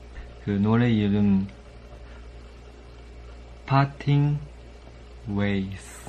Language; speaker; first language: Korean; non-native, fluent; Chinese